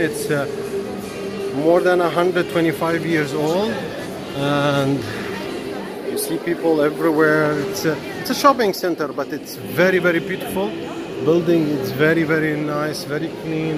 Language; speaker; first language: English; non-native, fluent; Arabic